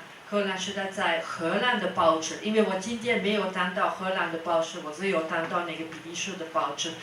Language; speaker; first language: Chinese; non-native, fluent; Dutch